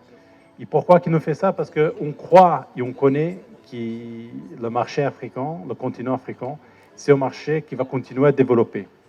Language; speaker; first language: French; non-native, fluent; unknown